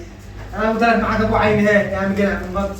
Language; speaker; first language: Arabic; native; Arabic